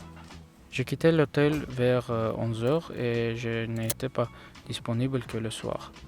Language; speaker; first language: French; non-native, learner; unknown